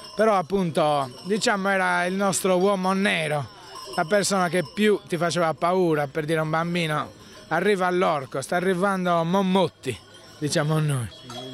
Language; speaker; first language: Italian; native; Italian